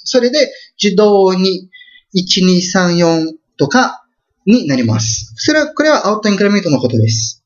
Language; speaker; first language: Japanese; non-native, fluent; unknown